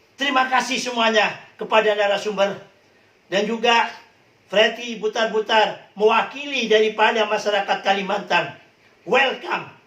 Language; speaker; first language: Indonesian; native; Indonesian